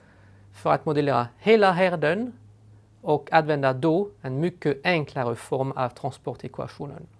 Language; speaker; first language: Swedish; non-native, fluent; French